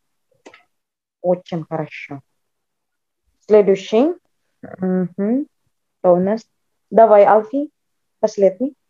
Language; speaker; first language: Russian; non-native, fluent; Indonesian